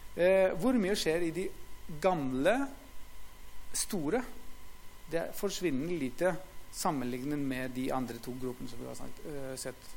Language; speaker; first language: Norwegian; non-native, fluent; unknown